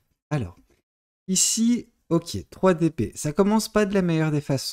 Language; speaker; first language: French; native; French